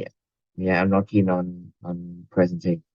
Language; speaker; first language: English; non-native, learner; Vietnamese